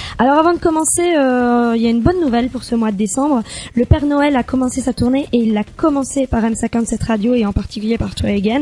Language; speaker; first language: French; native; French